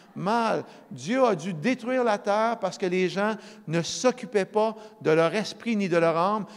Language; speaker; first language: French; native; French